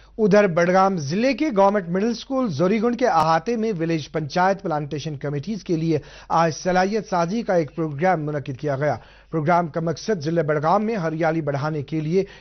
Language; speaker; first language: Urdu; non-native, local second language; Kashmiri